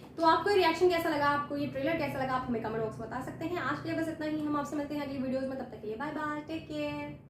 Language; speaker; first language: Hindi; native; Hindi